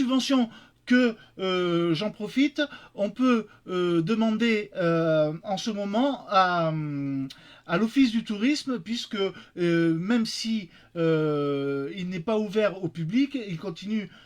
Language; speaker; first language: French; native; French